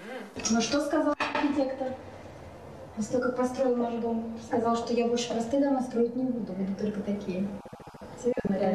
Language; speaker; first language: Russian; native; Russian